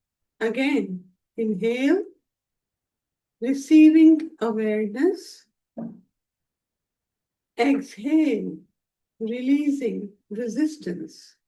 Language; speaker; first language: English; non-native, local second language; Hindi